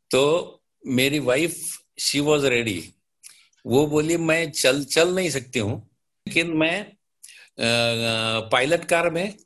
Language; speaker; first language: Hindi; non-native, local second language; Marathi